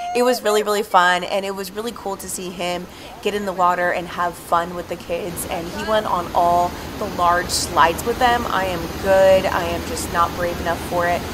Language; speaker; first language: English; native; English